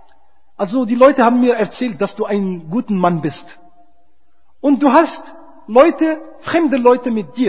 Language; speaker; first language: German; non-native, fluent; Arabic